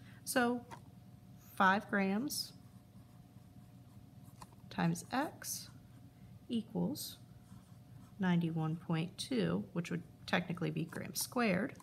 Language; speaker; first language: English; native; English